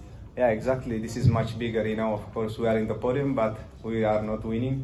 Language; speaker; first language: English; non-native, learner; Tigrinya